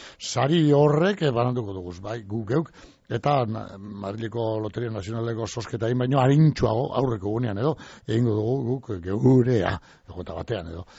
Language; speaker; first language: Basque; native; Basque